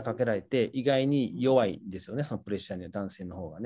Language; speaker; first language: Japanese; native; Japanese